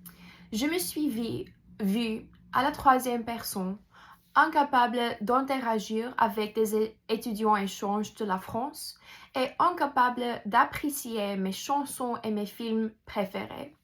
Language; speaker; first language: French; non-native, fluent; English